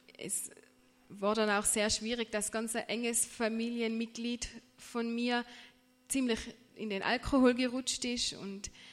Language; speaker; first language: German; native; German